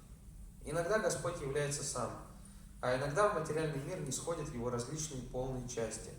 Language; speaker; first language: Russian; native; Russian